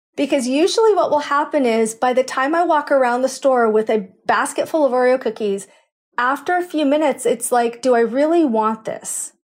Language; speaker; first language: English; native; English